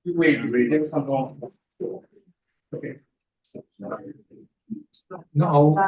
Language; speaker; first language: French; non-native, fluent; Spanish